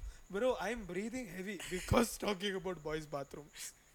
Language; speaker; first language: English; non-native, local second language; Tamil